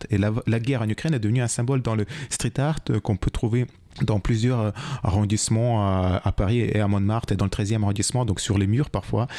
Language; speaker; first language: French; non-native, fluent; Ukrainian